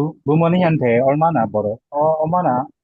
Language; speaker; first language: Korean; non-native, learner; Burmese